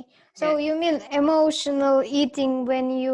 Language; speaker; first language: English; non-native, fluent; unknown